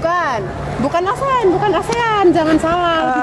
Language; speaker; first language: Indonesian; native; Indonesian